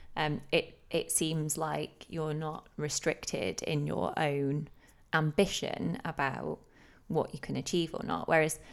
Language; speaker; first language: English; native; English